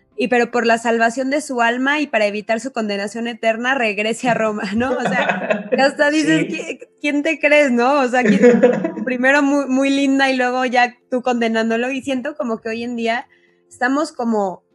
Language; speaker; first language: Spanish; native; Spanish